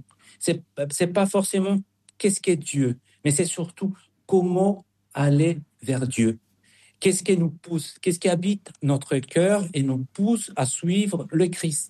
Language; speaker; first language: French; non-native, fluent; Spanish